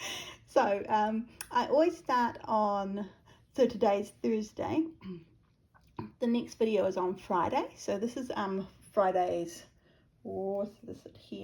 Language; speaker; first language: English; native; English